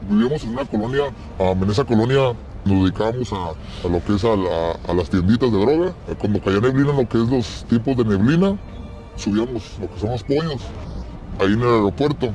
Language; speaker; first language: Spanish; native; Spanish